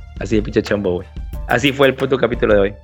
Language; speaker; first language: Spanish; native; Spanish